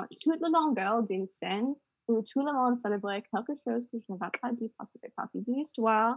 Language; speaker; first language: French; non-native, learner; English